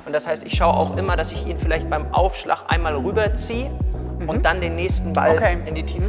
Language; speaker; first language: German; native; German